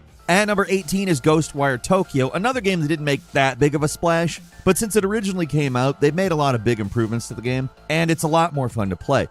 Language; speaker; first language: English; native; English